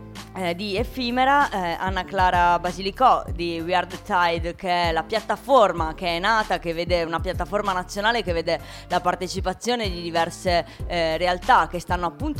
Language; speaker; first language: Italian; native; Italian